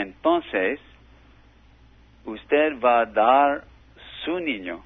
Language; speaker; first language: Spanish; non-native, learner; English